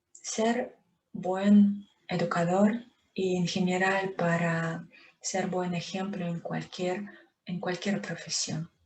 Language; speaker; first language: Spanish; non-native, fluent; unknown